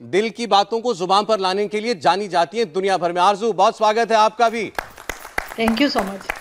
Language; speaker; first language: Hindi; native; Hindi